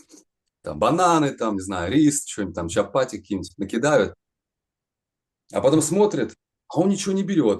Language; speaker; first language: Russian; native; Russian